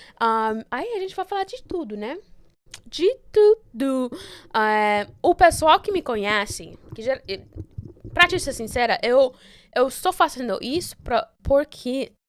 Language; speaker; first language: Portuguese; non-native, fluent; Spanish